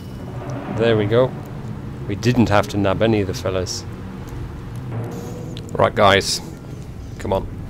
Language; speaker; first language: English; native; English